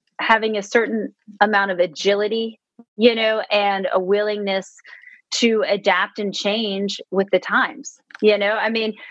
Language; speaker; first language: English; native; English